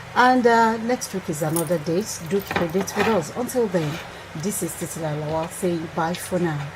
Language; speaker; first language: English; non-native, local second language; Yoruba